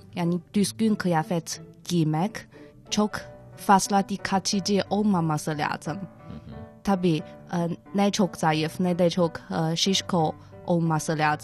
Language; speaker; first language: Turkish; non-native, fluent; Chinese